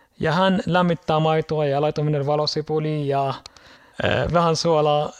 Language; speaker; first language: Finnish; non-native, learner; Arabic